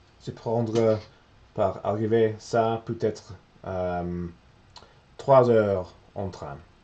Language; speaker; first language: French; non-native, learner; English